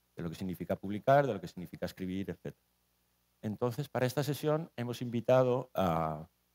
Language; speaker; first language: Spanish; native; Spanish